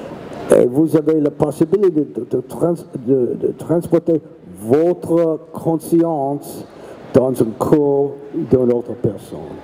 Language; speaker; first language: French; non-native, learner; English